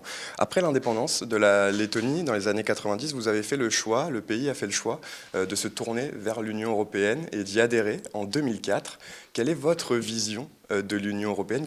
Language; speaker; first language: French; native; French